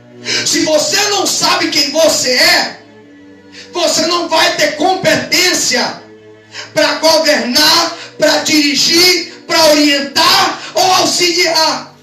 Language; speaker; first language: Portuguese; native; Portuguese